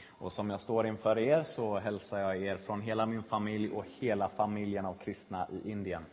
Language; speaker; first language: Swedish; native; Swedish